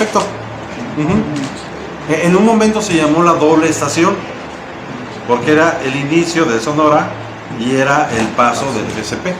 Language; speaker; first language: Spanish; native; Spanish